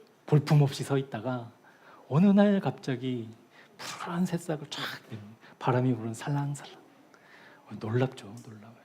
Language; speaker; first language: Korean; native; Korean